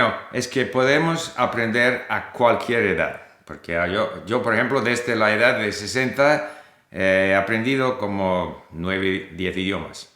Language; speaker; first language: Spanish; non-native, fluent; English